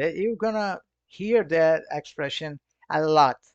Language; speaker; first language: English; non-native, fluent; Portuguese